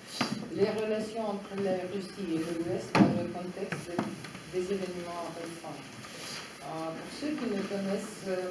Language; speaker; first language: French; non-native, fluent; Russian